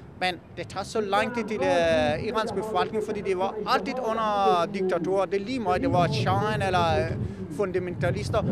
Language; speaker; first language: Danish; non-native, fluent; Persian